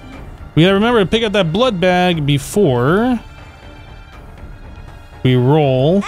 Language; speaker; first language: English; native; English